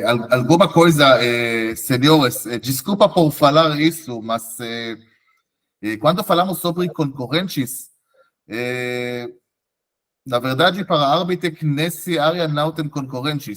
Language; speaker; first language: Portuguese; non-native, fluent; Hebrew